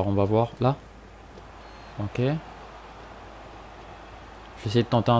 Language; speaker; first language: French; native; French